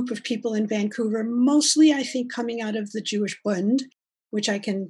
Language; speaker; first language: English; native; English